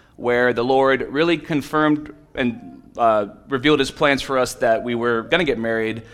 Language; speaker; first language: English; native; English